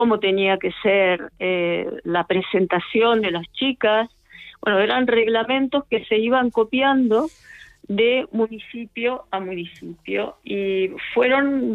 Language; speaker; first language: Spanish; native; Spanish